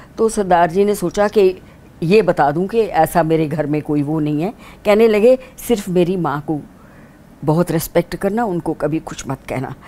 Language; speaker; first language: Hindi; non-native, local second language; Dogri